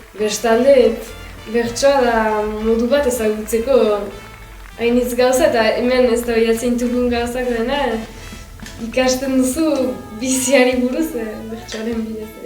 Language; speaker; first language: Basque; native; Basque